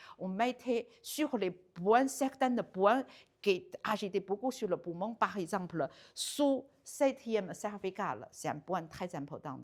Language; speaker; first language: French; non-native, learner; Chinese